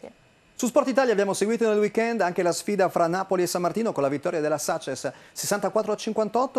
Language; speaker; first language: Italian; native; Italian